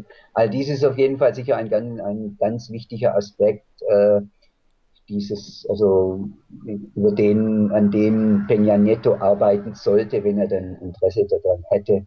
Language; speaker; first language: German; native; German